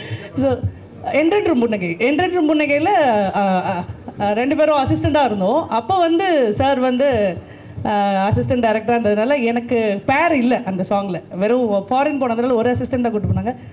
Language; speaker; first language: Tamil; native; Tamil